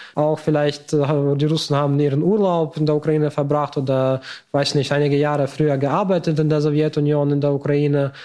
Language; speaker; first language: German; non-native, fluent; Ukrainian